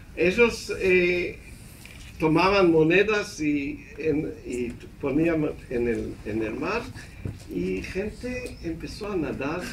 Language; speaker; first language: Spanish; non-native, fluent; Hebrew